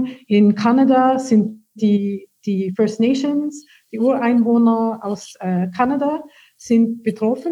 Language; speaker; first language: German; non-native, fluent; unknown